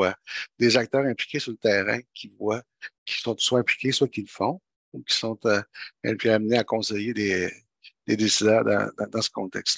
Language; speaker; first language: French; native; French